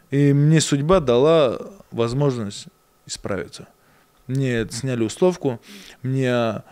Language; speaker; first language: Russian; native; Russian